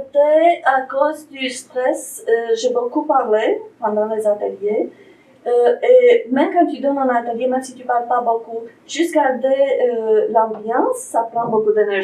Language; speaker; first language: French; non-native, fluent; Romanian